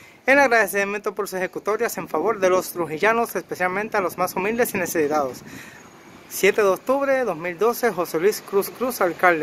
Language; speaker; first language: Spanish; early bilingual, heritage; Spanish